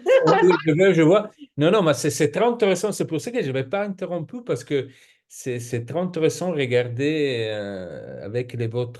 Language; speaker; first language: French; non-native, fluent; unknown